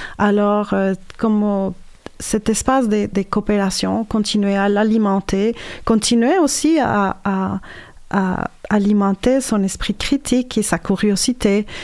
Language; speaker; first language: French; non-native, fluent; Spanish